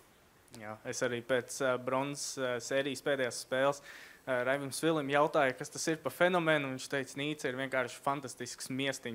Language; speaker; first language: Latvian; native; Latvian